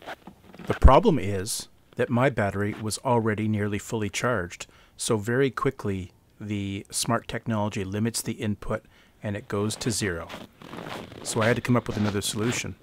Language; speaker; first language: English; native; English